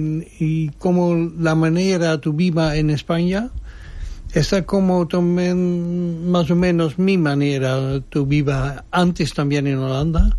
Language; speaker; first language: Spanish; non-native, learner; Dutch